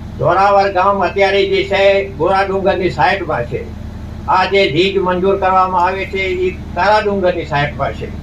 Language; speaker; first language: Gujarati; non-native, local second language; Kachhi